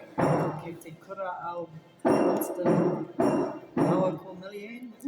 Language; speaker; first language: Māori; non-native, local second language; English